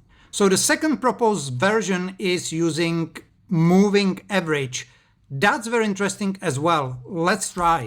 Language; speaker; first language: English; non-native, fluent; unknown